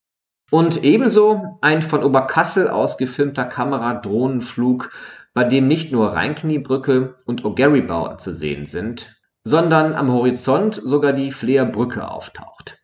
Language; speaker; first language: German; native; German